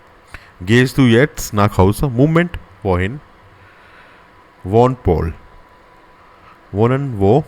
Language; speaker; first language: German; non-native, learner; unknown